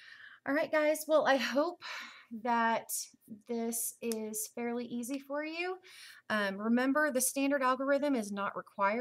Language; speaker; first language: English; native; English